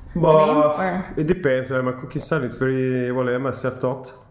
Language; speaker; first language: English; non-native, fluent; Italian